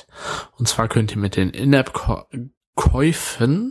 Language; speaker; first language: German; native; German